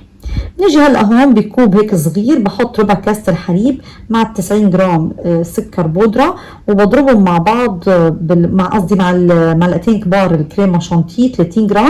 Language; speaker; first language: Arabic; native; Arabic